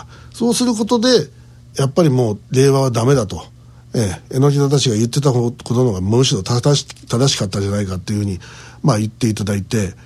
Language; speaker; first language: Japanese; native; Japanese